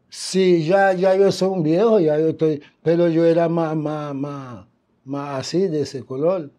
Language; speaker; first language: Spanish; non-native, fluent; Haitian Creole